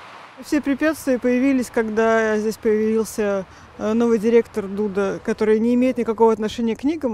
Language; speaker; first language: Russian; native; Russian